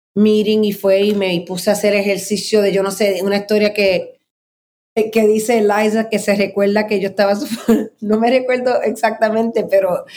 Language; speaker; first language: Spanish; early bilingual, heritage; Spanish